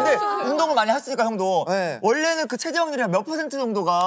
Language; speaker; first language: Korean; native; Korean